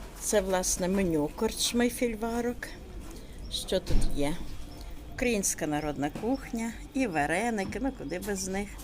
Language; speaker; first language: Ukrainian; native; Ukrainian